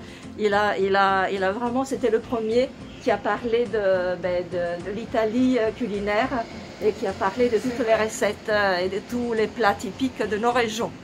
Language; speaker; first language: French; non-native, fluent; Italian